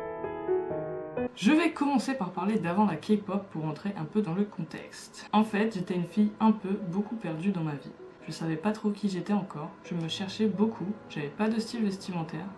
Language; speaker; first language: French; native; French